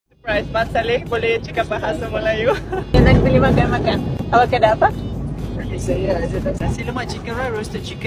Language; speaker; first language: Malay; non-native, learner; English